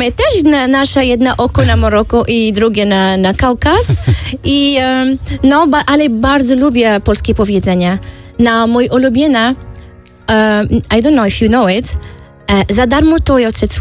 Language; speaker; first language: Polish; non-native, learner; Arabic